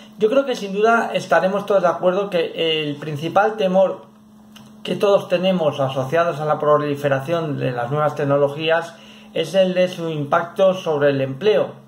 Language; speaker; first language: Spanish; native; Spanish